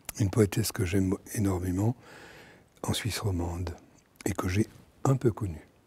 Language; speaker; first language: French; native; French